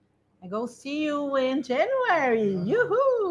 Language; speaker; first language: English; non-native, learner; Portuguese